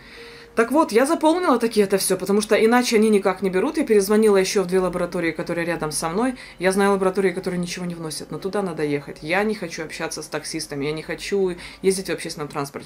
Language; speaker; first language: Russian; native; Russian